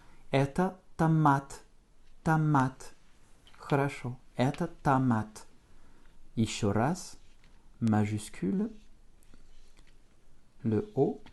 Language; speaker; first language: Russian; non-native, fluent; French